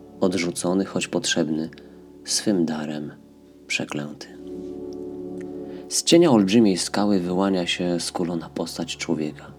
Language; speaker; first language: Polish; native; Polish